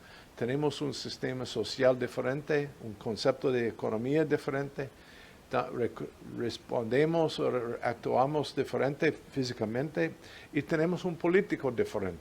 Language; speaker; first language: Spanish; non-native, fluent; English